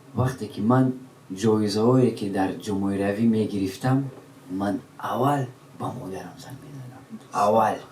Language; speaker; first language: Tajik; non-native, local second language; Shughni